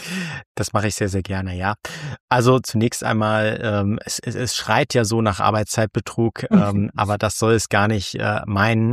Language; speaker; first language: German; native; German